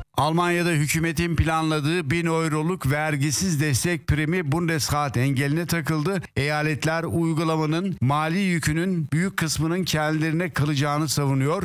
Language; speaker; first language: Turkish; early bilingual, heritage; Turkish